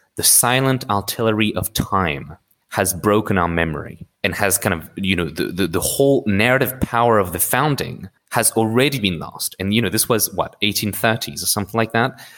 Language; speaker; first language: English; early bilingual, other home language; Arabic